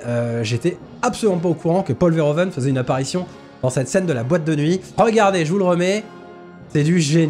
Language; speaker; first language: French; native; French